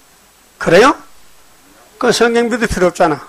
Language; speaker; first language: Korean; native; Korean